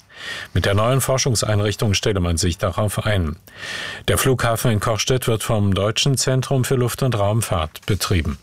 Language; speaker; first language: German; native; German